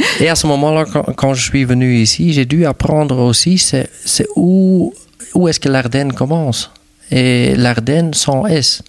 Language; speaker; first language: French; non-native, local second language; Dutch